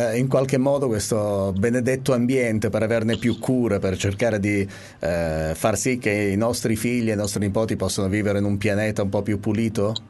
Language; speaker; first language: Italian; native; Italian